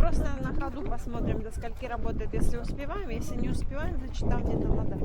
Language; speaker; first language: Russian; native; Russian